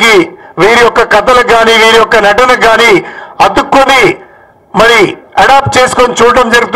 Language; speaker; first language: Telugu; native; Telugu